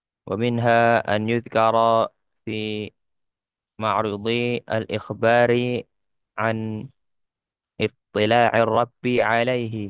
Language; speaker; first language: Arabic; non-native, fluent; Indonesian